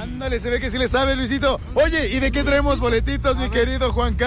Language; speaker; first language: Spanish; native; Spanish